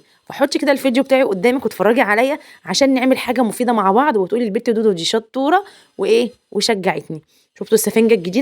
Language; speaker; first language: Arabic; native; Arabic